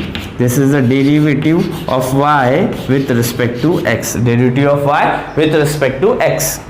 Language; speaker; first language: Hindi; native; Hindi